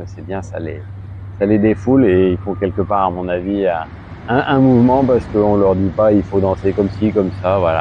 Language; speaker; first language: French; native; French